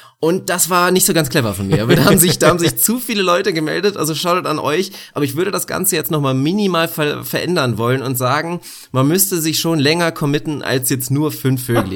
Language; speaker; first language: German; native; German